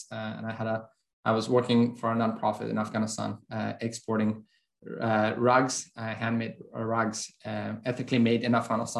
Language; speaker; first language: English; non-native, fluent; Persian